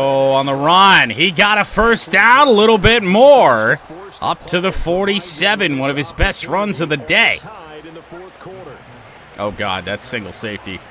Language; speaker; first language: English; native; English